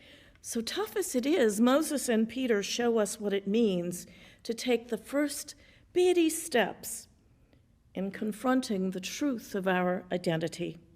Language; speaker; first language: English; native; English